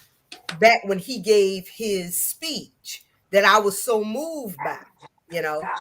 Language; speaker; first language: English; native; English